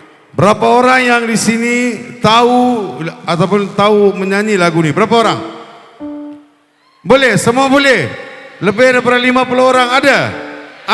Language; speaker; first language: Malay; non-native, local second language; Tamil